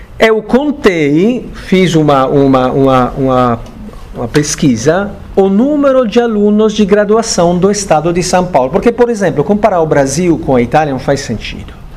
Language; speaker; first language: Portuguese; non-native, fluent; Italian